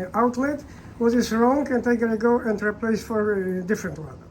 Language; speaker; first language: English; non-native, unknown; Polish